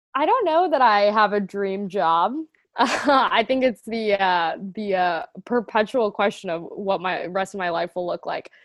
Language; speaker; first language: English; native; English